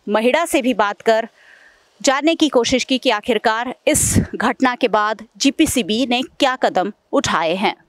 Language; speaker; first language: Hindi; non-native, local second language; Gujarati